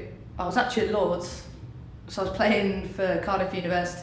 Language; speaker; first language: English; native; English